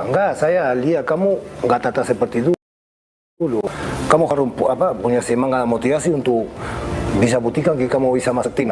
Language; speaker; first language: Indonesian; non-native, local second language; Spanish